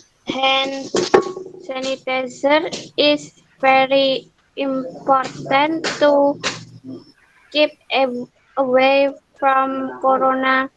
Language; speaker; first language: English; non-native, learner; Indonesian